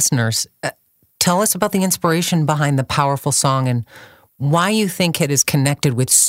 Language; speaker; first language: English; native; English